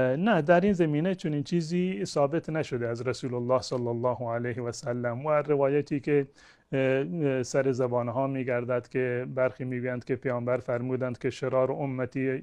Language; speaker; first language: Persian; non-native, local second language; Baluchi